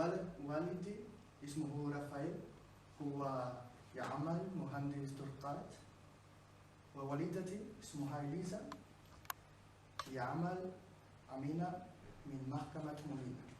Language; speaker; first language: Arabic; non-native, learner; Spanish